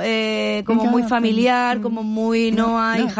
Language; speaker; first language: Spanish; native; Spanish